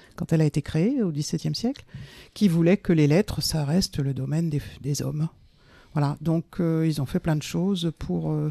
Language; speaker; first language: French; native; French